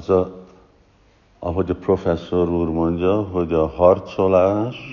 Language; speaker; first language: Hungarian; non-native, fluent; English